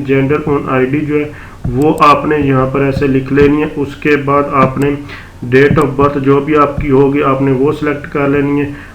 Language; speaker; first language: Urdu; non-native, local second language; Punjabi